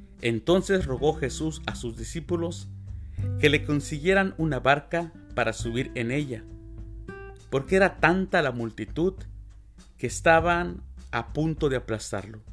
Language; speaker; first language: Spanish; native; Spanish